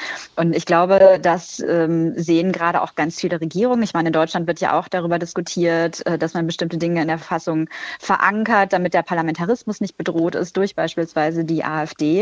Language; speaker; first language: German; native; German